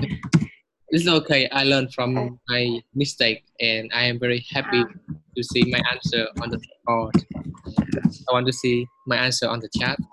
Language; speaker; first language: English; non-native, learner; Vietnamese